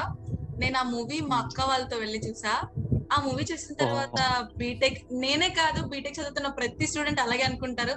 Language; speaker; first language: Telugu; native; Telugu